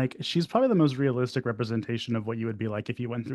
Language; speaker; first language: English; native; English